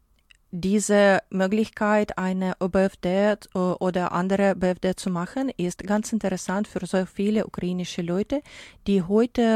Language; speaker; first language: German; non-native, learner; Ukrainian